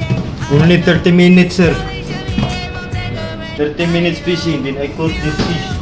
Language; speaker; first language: English; non-native, local second language; Filipino